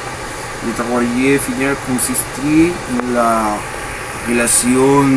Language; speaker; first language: French; non-native, learner; Spanish